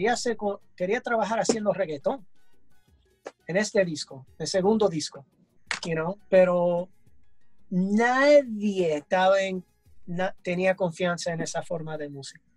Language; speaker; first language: Spanish; early bilingual, heritage; English